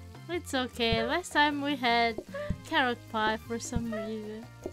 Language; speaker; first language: English; non-native, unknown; Portuguese